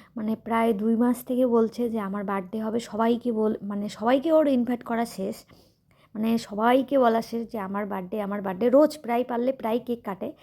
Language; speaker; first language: Bangla; native; Bangla